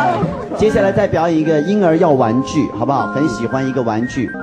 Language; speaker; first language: Chinese; native; Chinese